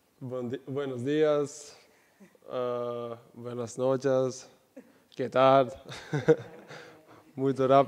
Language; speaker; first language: Spanish; non-native, learner; Serbian